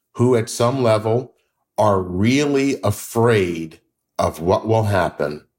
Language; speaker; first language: English; native; English